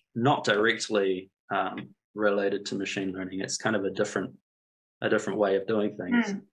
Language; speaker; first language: English; native; English